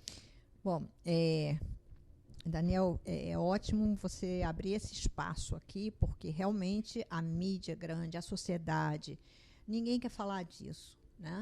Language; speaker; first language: Portuguese; native; Portuguese